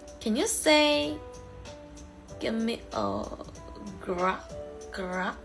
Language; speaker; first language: English; non-native, learner; Korean